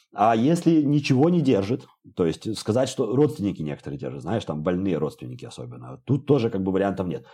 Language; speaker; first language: Russian; native; Russian